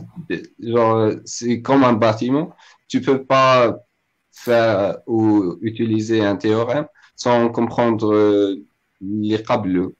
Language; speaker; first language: French; non-native, local second language; Arabic